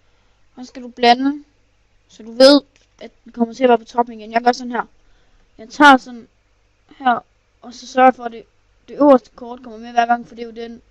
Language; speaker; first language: Danish; native; Danish